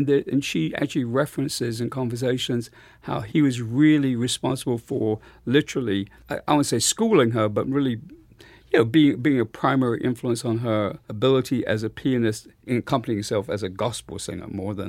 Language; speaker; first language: English; native; English